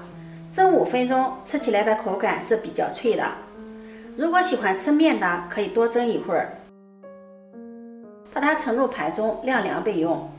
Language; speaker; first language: Chinese; native; Chinese